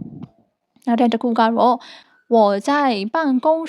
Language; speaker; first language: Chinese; non-native, fluent; Burmese